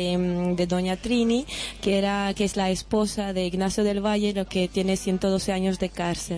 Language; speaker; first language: Spanish; native; Spanish